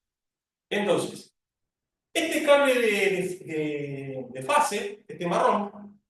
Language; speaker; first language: Spanish; native; Spanish